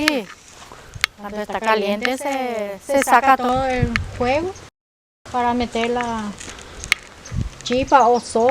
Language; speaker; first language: Spanish; non-native, local second language; Guarani